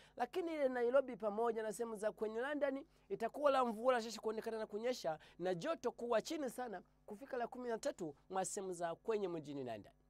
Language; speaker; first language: Swahili; non-native, local second language; Ganda